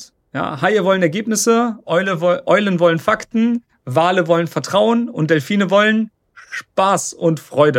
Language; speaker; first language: German; native; German